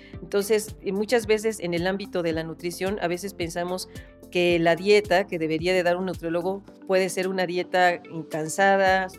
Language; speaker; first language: Spanish; native; Spanish